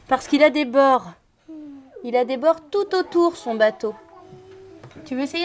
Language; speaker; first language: French; native; French